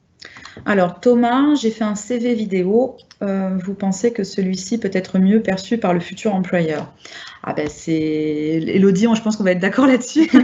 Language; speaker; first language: French; native; French